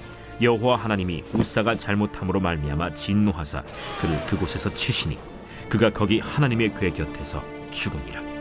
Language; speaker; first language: Korean; native; Korean